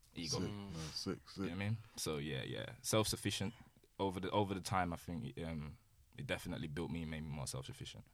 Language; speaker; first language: English; native; English